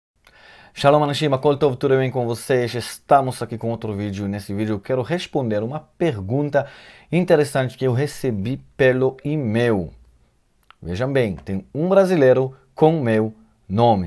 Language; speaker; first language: Portuguese; non-native, fluent; Hebrew